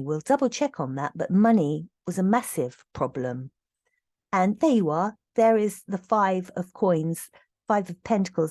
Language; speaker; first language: English; native; English